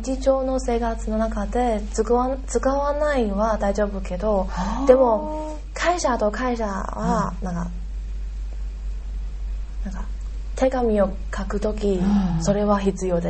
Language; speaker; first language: Japanese; non-native, learner; Chinese